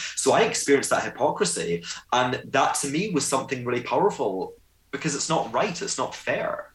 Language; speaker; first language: English; native; English